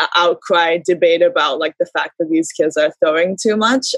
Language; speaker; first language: English; early bilingual, heritage; Japanese